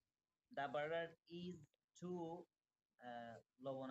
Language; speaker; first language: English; non-native, learner; Bangla